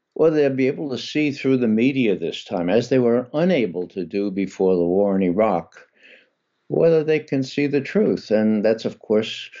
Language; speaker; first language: English; native; English